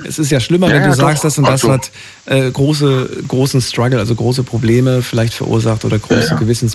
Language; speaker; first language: German; native; German